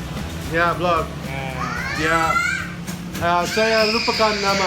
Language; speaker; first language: Indonesian; non-native, learner; English